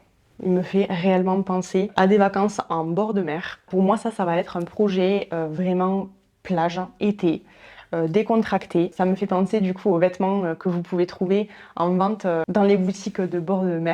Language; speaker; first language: French; native; French